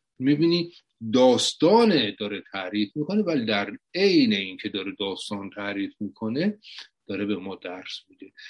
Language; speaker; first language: Persian; native; Persian